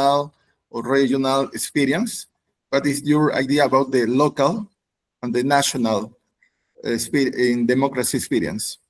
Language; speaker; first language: English; non-native, learner; Spanish